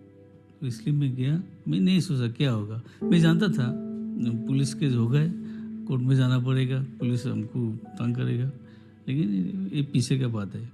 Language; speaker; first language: Hindi; non-native, local second language; Assamese